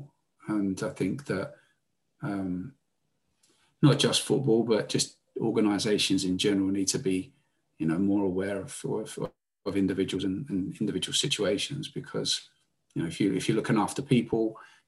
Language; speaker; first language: English; native; English